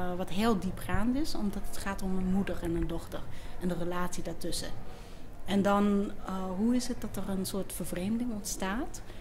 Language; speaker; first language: Dutch; non-native, fluent; English